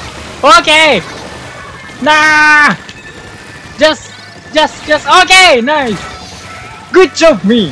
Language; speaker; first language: English; non-native, learner; Japanese